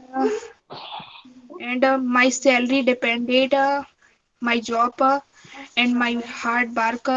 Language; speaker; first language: English; non-native, learner; Hindi